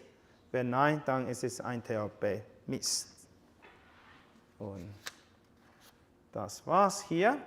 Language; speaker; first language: German; non-native, fluent; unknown